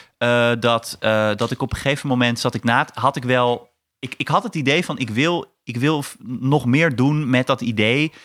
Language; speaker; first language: Dutch; native; Dutch